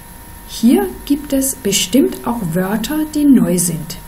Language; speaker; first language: German; non-native, fluent; Danish